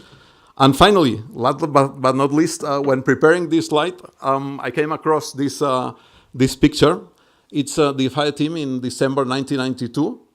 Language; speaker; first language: English; non-native, fluent; Catalan